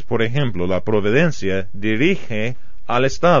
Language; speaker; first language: Spanish; non-native, fluent; English